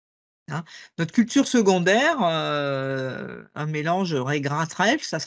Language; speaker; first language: French; native; French